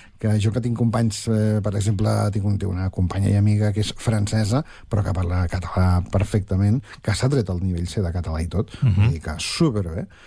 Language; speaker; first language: Catalan; native; Catalan